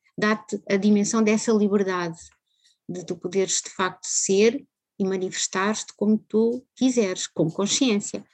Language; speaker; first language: Portuguese; native; Portuguese